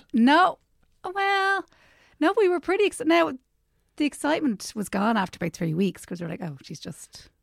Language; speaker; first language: English; native; English